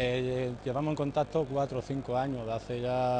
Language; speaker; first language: Spanish; native; Spanish